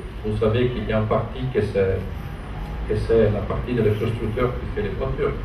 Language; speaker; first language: French; non-native, fluent; Italian